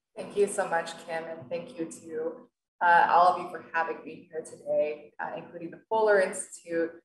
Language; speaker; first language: English; native; English